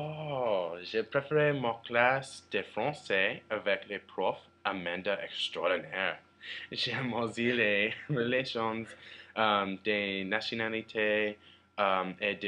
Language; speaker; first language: French; non-native, learner; English